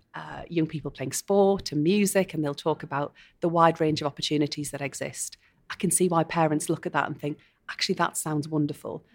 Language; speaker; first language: English; native; English